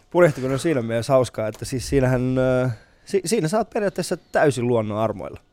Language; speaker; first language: Finnish; early bilingual, other home language; Persian